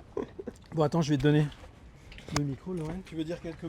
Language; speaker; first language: French; native; French